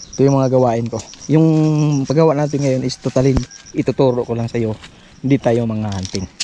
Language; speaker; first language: Filipino; non-native, local second language; Cebuano